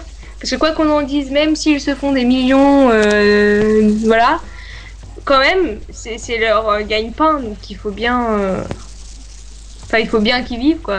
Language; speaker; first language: French; native; French